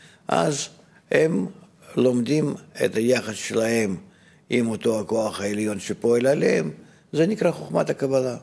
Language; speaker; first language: Hebrew; non-native, fluent; Russian